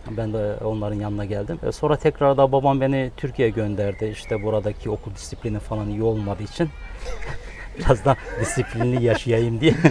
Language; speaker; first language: Turkish; early bilingual, other home language; Kurdish